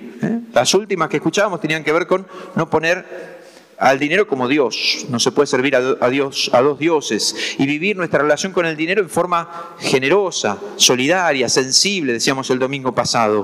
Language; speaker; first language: Spanish; native; Spanish